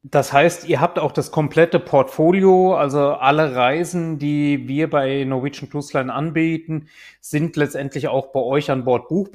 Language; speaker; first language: German; native; German